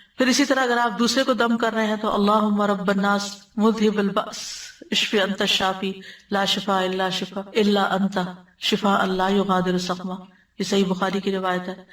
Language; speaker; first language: Urdu; native; Urdu